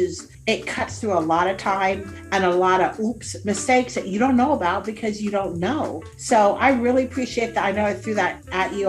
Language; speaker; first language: English; native; English